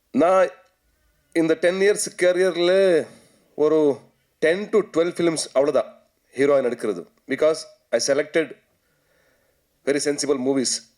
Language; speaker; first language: Tamil; non-native, learner; Kannada